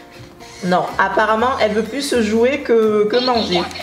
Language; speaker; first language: French; native; French